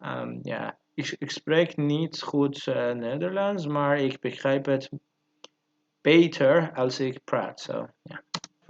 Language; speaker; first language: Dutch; non-native, learner; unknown